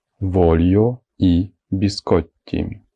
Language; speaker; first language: Italian; non-native, fluent; Ukrainian